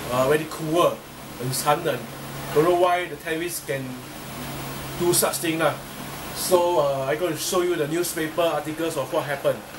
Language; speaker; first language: English; non-native, local second language; Chinese